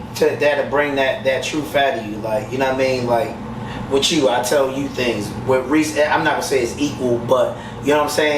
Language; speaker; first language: English; native; English